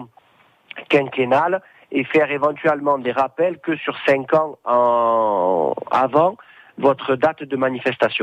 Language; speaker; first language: French; native; French